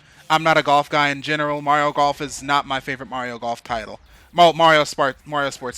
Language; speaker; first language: English; native; English